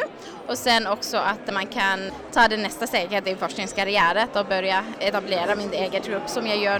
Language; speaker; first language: Swedish; non-native, fluent; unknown